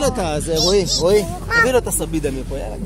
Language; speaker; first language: Hebrew; native; Hebrew